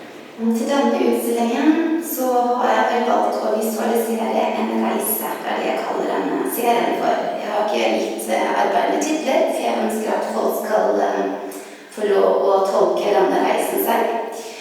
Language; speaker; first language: Norwegian; early bilingual, other home language; Vietnamese